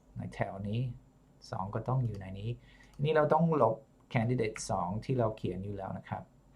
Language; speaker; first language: Thai; non-native, fluent; English